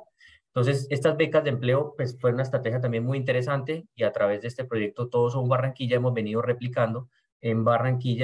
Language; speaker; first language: Spanish; native; Spanish